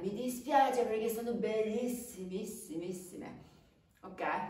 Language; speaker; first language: Italian; non-native, fluent; Japanese